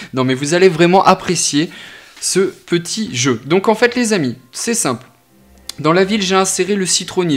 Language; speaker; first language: French; native; French